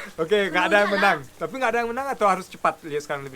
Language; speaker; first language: Indonesian; native; Indonesian